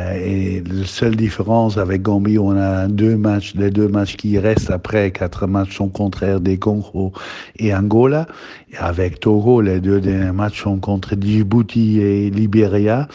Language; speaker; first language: French; non-native, fluent; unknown